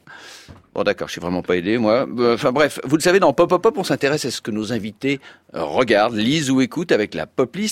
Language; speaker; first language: French; native; French